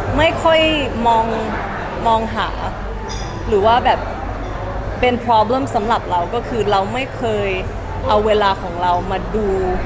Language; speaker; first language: Thai; early bilingual, heritage; Thai